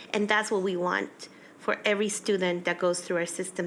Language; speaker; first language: English; early bilingual, other home language; Spanish